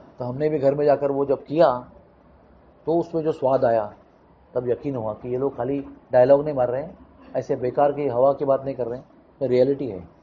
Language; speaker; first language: Hindi; non-native, local second language; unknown